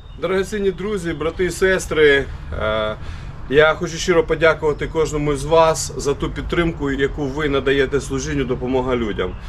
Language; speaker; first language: Ukrainian; non-native, local second language; Russian